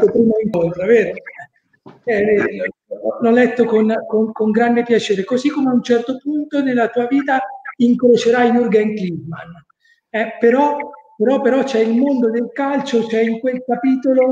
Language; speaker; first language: Italian; native; Italian